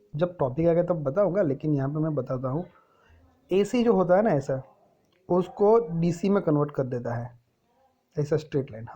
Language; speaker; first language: Hindi; non-native, local second language; Gujarati